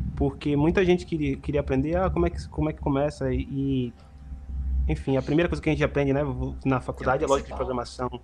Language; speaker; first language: Portuguese; native; Portuguese